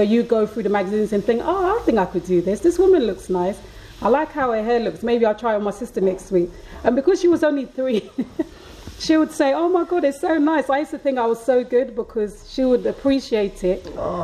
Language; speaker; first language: English; early bilingual, other home language; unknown